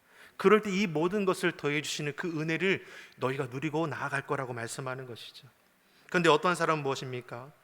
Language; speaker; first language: Korean; native; Korean